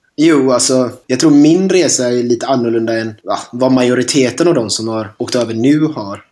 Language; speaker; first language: Swedish; native; Swedish